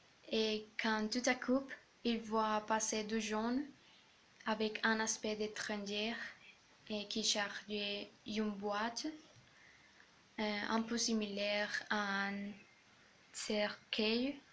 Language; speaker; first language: French; non-native, learner; Spanish